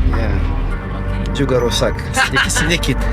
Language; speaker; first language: Indonesian; non-native, learner; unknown